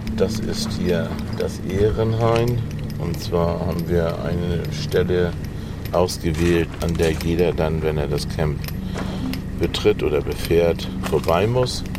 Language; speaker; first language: German; native; German